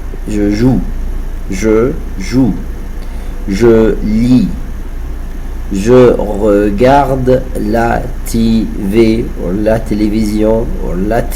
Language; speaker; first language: French; non-native, fluent; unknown